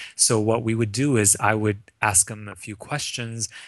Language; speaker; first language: English; early bilingual, other home language; Arabic